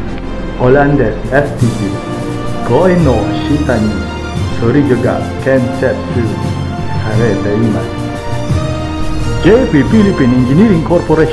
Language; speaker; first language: Japanese; non-native, learner; Filipino